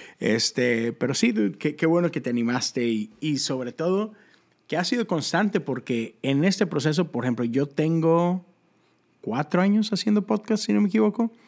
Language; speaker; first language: Spanish; native; Spanish